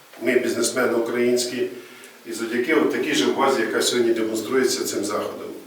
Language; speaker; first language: Ukrainian; native; Ukrainian